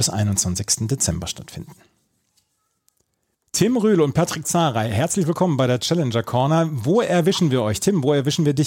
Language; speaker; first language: German; native; German